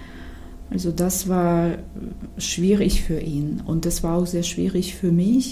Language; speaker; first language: German; non-native, fluent; Ukrainian